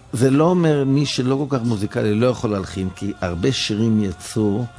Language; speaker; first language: Hebrew; early bilingual, other home language; Yiddish